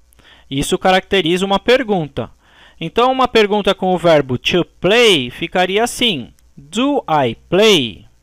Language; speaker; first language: Portuguese; native; Portuguese